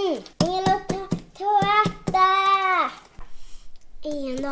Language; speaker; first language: Japanese; early bilingual, heritage; Japanese